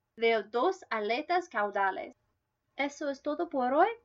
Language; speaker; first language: Spanish; non-native, learner; English